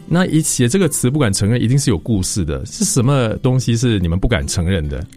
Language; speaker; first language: Chinese; native; Chinese